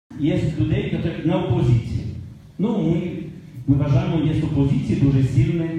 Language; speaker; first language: Ukrainian; non-native, learner; French